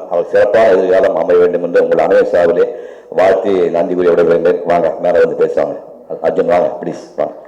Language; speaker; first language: Tamil; native; Tamil